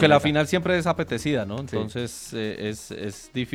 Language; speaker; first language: Spanish; native; Spanish